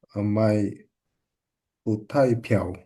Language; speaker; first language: Chinese; non-native, learner; Indonesian